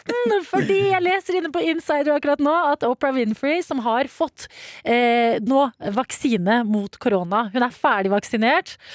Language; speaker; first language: Norwegian; native; Norwegian